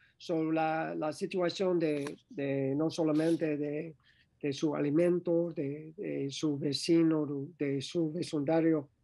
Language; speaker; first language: Spanish; non-native, learner; English